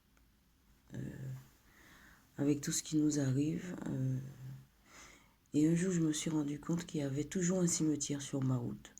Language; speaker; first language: French; native; French